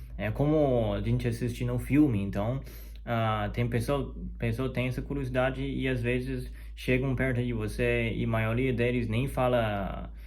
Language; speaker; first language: Portuguese; non-native, fluent; Chinese